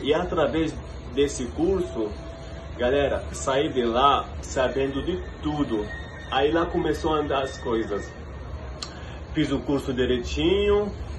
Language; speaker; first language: Portuguese; non-native, fluent; Arabic